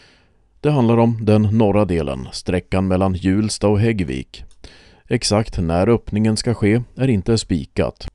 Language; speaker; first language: Swedish; native; Swedish